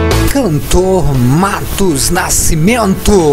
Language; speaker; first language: Portuguese; native; Portuguese